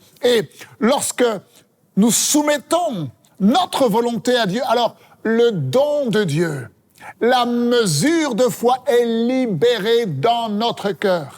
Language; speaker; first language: French; native; French